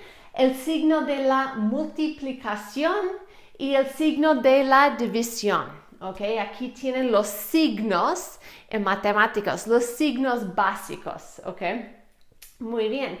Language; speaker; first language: Spanish; non-native, fluent; English